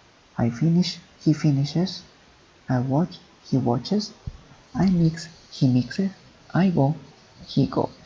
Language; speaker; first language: English; non-native, fluent; Spanish